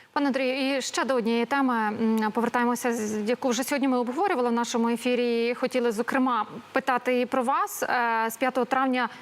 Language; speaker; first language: Ukrainian; native; Ukrainian